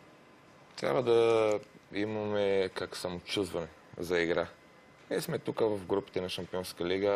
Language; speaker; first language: Bulgarian; non-native, learner; Romanian